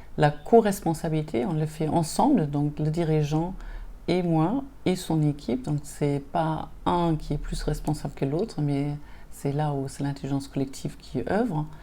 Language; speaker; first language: French; non-native, fluent; German